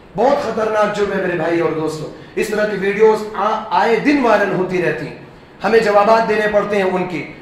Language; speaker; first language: Urdu; native; Urdu